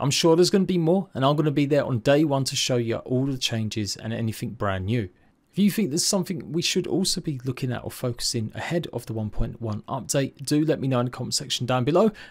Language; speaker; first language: English; native; English